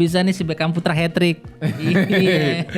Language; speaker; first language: Indonesian; native; Indonesian